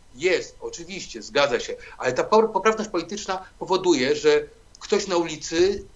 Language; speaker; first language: Polish; native; Polish